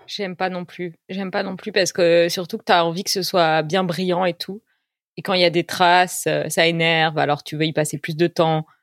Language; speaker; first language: French; native; French